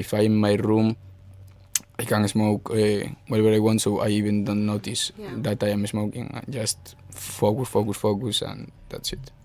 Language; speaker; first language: English; non-native, fluent; Spanish